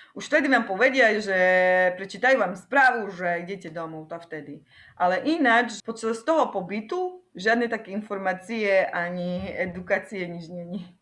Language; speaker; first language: Slovak; non-native, local second language; Romany